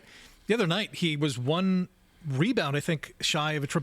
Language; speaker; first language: English; native; English